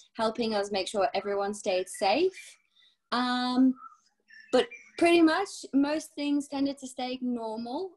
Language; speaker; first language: English; native; English